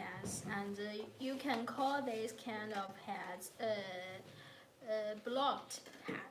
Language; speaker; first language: English; non-native, learner; Chinese